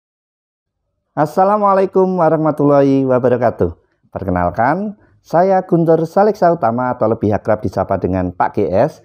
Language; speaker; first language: Indonesian; non-native, local second language; Javanese